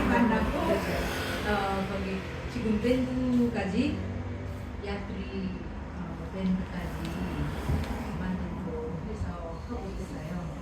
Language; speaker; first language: Korean; non-native, fluent; Nepali